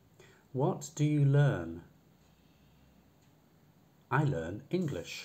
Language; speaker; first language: English; non-native, fluent; Polish